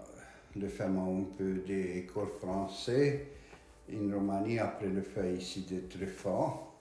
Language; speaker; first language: French; non-native, learner; Romanian